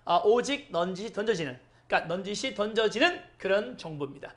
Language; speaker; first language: Korean; native; Korean